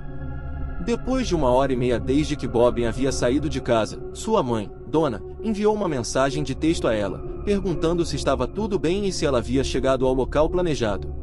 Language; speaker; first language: Portuguese; native; Portuguese